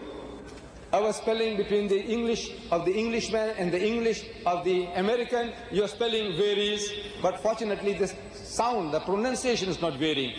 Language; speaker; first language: English; early bilingual, other home language; Gujarati